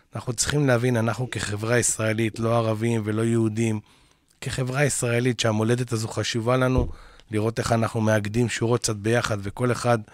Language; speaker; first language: Hebrew; native; Hebrew